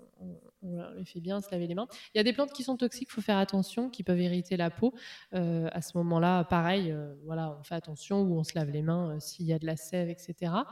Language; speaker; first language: French; native; French